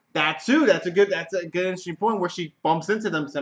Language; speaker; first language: English; native; English